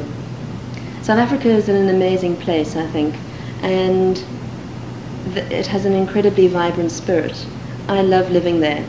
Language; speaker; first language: English; native; English